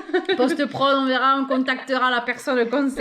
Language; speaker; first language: French; native; French